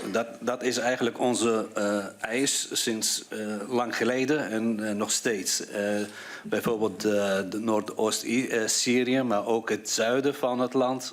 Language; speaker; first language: Dutch; non-native, fluent; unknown